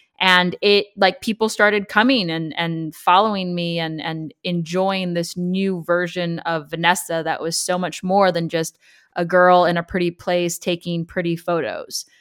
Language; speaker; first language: English; native; English